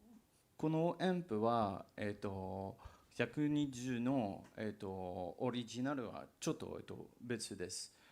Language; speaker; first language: Japanese; non-native, learner; English